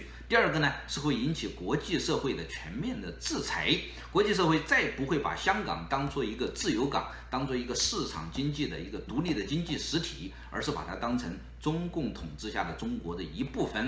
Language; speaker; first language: Chinese; native; Chinese